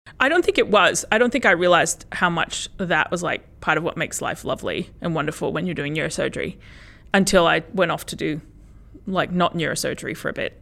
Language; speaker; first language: English; early bilingual, other home language; Spanish